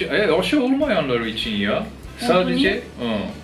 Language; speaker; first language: Turkish; non-native, fluent; Japanese